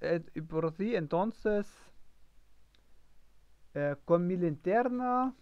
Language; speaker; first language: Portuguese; non-native, learner; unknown